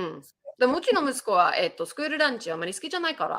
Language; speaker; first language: Japanese; early bilingual, heritage; Japanese